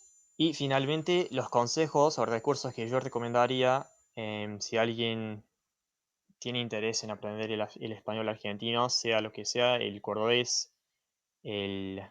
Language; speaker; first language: Spanish; non-native, fluent; English